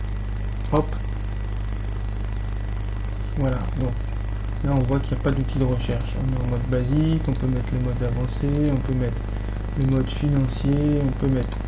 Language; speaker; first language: French; native; French